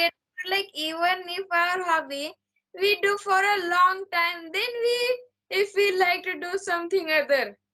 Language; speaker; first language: English; non-native, learner; Marathi